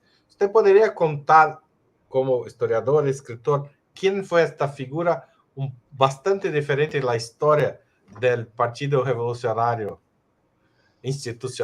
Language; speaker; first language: Spanish; non-native, fluent; Portuguese